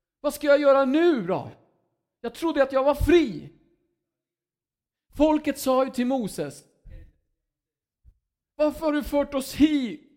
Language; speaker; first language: Swedish; non-native, fluent; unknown